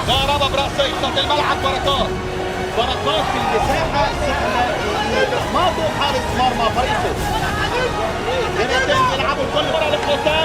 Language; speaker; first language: Arabic; native; Arabic